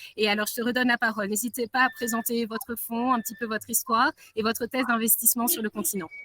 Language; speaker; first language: French; non-native, local second language; Swahili